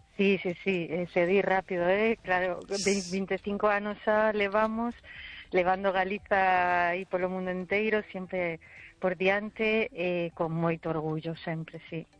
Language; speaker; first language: Galician; early bilingual, heritage; Galician